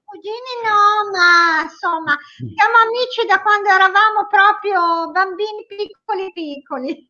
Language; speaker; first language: Italian; native; Italian